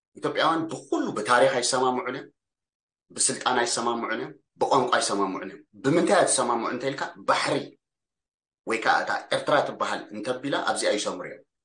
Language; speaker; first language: Tigrinya; early bilingual, heritage; Tigrinya